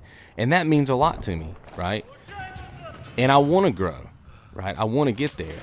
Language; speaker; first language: English; native; English